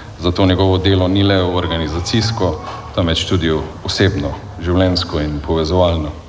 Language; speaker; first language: Slovenian; native; Slovenian